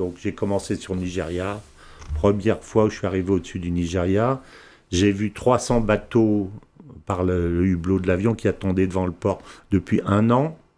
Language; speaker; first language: French; early bilingual, heritage; French